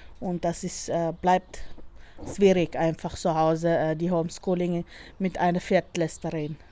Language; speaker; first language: German; non-native, learner; Spanish